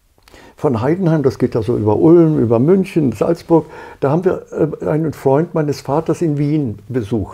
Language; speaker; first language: German; native; German